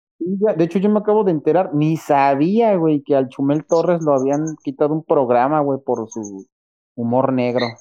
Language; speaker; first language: Spanish; native; Spanish